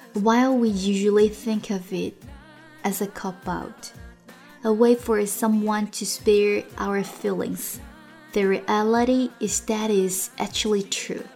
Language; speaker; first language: English; non-native, fluent; Chinese